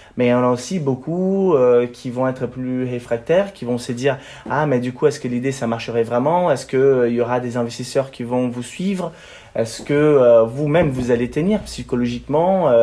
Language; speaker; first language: French; non-native, fluent; Portuguese